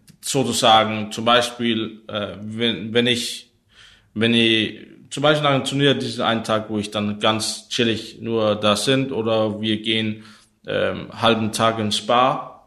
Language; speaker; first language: German; non-native, learner; Danish